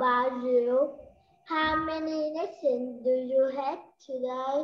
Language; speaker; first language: English; non-native, learner; Vietnamese